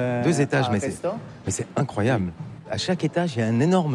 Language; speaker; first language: French; native; French